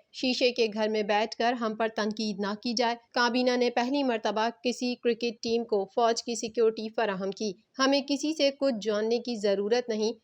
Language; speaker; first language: Urdu; native; Urdu